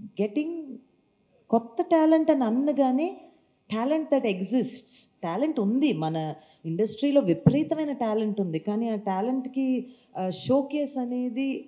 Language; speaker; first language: Telugu; native; Telugu